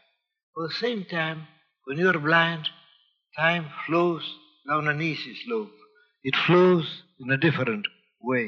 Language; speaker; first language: English; non-native, fluent; Spanish